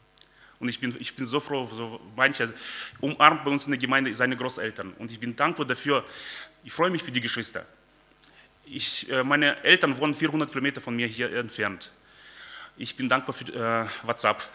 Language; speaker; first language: German; early bilingual, other home language; Russian